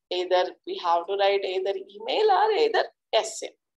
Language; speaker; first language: English; non-native, local second language; Telugu